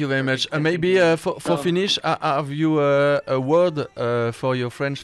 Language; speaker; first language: English; non-native, learner; French